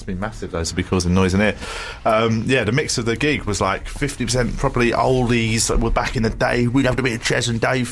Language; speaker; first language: English; native; English